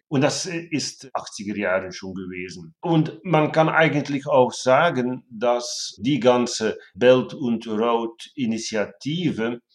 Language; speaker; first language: German; non-native, fluent; Dutch